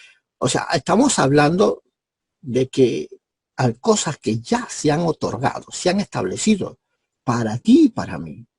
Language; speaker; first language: Spanish; native; Spanish